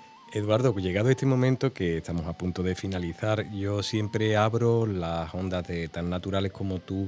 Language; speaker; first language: Spanish; native; Spanish